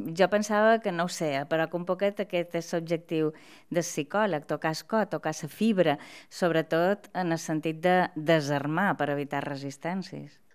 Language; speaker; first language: Catalan; native; Catalan